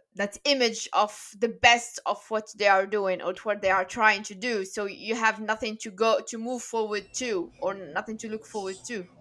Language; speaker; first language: English; non-native, fluent; Arabic